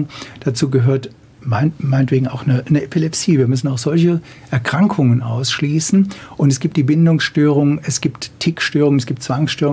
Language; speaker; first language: German; native; German